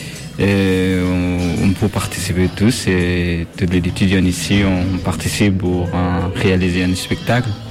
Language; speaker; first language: French; non-native, learner; Arabic